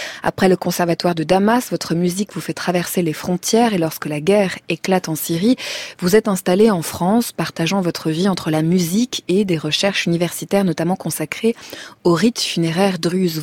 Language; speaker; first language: French; native; French